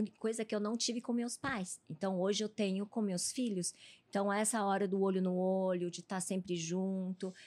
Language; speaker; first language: Portuguese; early bilingual, other home language; Chinese